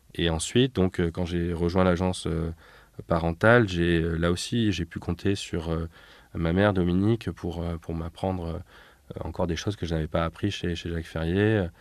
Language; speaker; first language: French; native; French